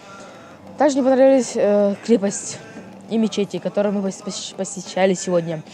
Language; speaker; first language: Russian; non-native, local second language; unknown